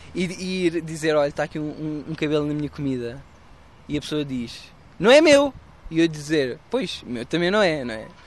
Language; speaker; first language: Portuguese; native; Portuguese